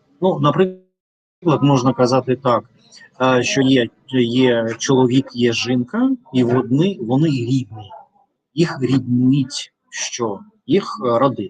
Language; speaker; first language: Ukrainian; non-native, learner; Russian